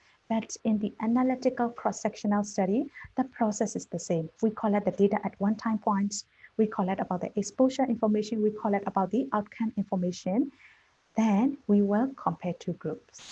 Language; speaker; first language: English; non-native, fluent; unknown